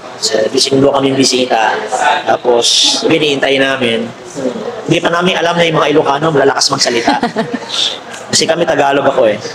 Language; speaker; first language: Filipino; native; Filipino